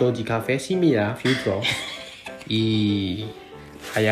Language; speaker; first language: Portuguese; non-native, learner; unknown